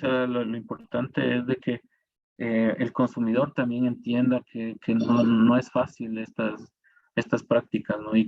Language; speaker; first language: Spanish; native; Spanish